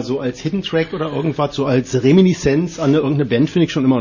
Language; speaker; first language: German; native; German